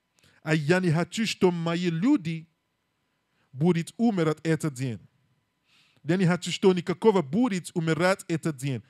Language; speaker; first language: Russian; non-native, learner; English